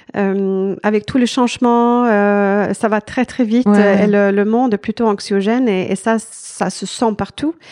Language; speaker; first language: French; non-native, fluent; Swedish